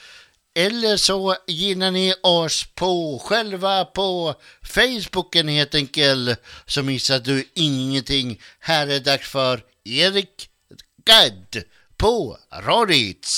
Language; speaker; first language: Swedish; native; Swedish